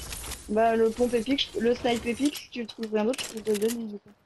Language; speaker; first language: French; native; French